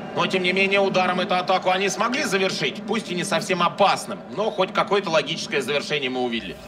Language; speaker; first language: Russian; native; Russian